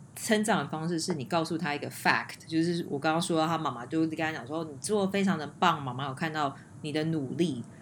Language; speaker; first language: Chinese; native; Chinese